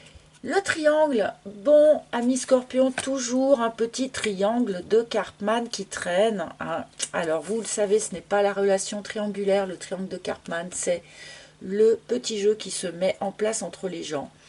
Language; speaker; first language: French; native; French